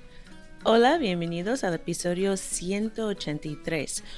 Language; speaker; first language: Spanish; non-native, fluent; English